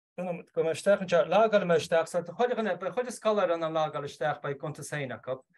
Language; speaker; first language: Irish; native; Irish